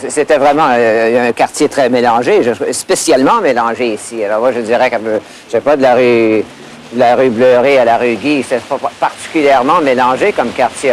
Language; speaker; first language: French; native; French